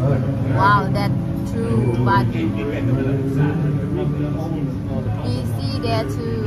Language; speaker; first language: English; non-native, learner; Thai